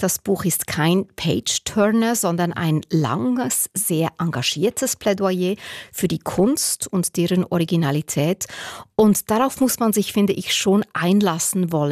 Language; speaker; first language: German; native; German